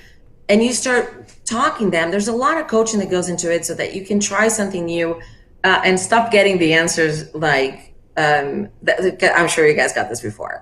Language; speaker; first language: English; non-native, fluent; Portuguese